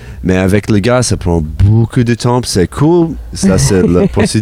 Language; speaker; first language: French; non-native, learner; English